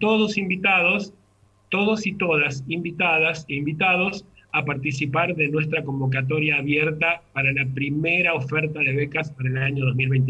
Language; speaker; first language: Spanish; native; Spanish